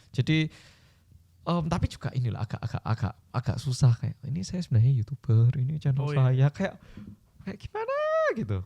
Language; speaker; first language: Indonesian; early bilingual, other home language; Korean